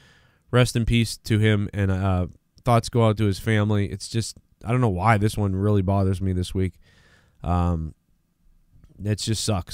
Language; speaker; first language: English; native; English